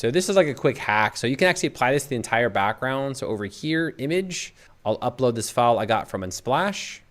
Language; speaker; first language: English; native; English